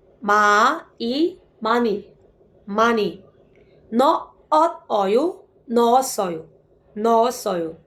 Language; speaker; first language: Korean; non-native, fluent; Burmese